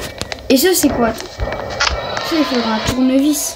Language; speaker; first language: French; native; French